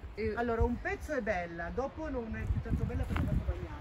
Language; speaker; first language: Italian; native; Italian